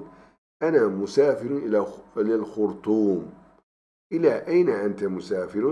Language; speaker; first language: Arabic; non-native, fluent; Turkish